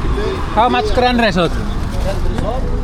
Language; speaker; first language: English; non-native, learner; Finnish